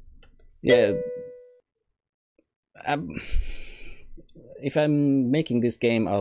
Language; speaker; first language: English; non-native, fluent; Norwegian